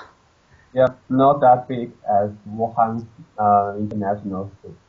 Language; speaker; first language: English; non-native, learner; Chinese